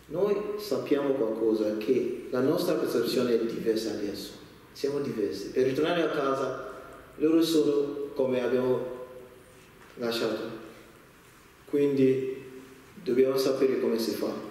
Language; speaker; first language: Italian; non-native, learner; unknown